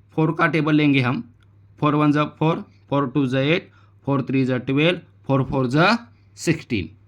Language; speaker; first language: Hindi; non-native, local second language; Marathi